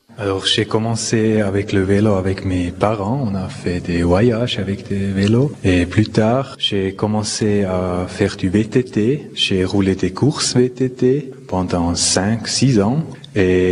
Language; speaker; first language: French; non-native, local second language; Swiss German